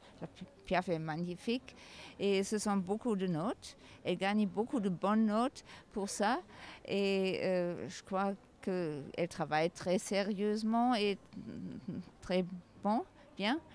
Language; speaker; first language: French; non-native, learner; German